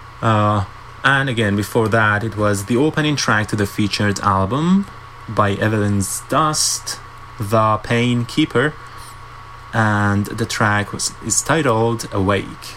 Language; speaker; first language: English; non-native, fluent; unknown